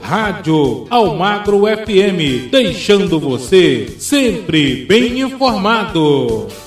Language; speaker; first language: Portuguese; native; Portuguese